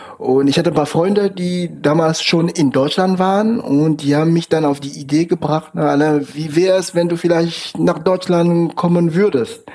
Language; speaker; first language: German; non-native, fluent; French